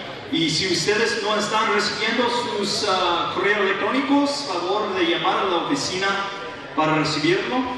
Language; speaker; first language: Spanish; non-native, learner; English